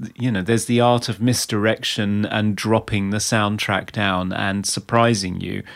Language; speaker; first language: English; native; English